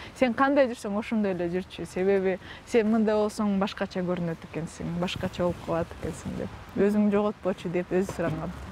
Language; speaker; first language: Kyrgyz; non-native, local second language; Russian